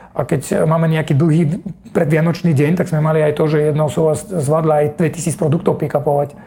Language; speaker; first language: Slovak; non-native, fluent; Russian